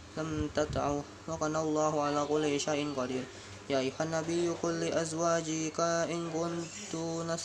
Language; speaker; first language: Arabic; non-native, learner; Indonesian